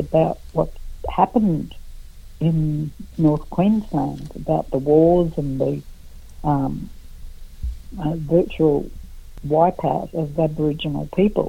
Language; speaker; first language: English; native; English